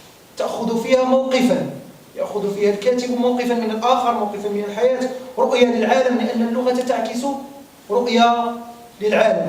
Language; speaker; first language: Arabic; native; Arabic